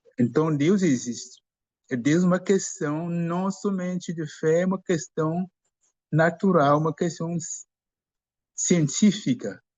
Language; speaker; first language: Portuguese; non-native, fluent; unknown